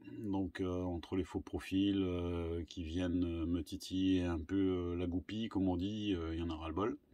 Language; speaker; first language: French; native; French